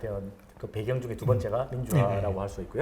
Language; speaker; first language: Korean; native; Korean